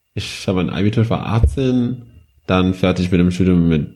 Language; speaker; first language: German; non-native, fluent; French